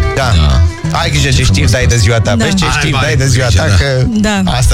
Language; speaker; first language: Romanian; native; Romanian